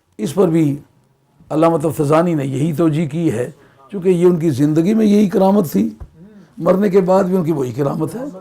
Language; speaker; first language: Urdu; non-native, local second language; Punjabi